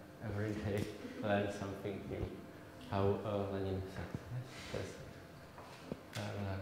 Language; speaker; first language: English; non-native, learner; Czech